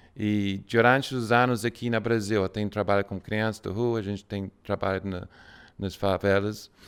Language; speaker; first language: Portuguese; non-native, fluent; English